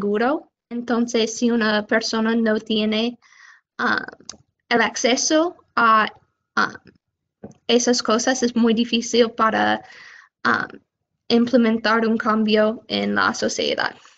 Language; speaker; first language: Spanish; non-native, fluent; English